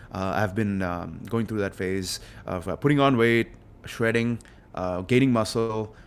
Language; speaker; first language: English; non-native, local second language; Telugu